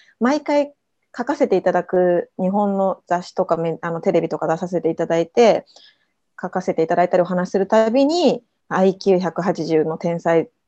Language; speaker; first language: Japanese; native; Japanese